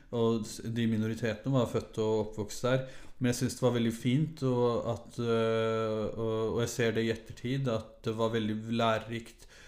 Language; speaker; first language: Norwegian; early bilingual, other home language; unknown